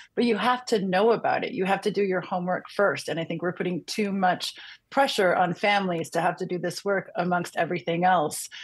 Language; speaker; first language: English; native; English